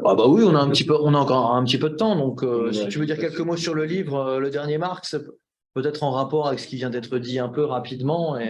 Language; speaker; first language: French; native; French